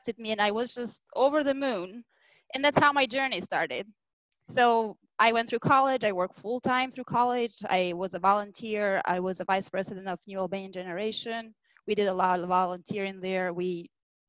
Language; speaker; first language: English; non-native, fluent; Albanian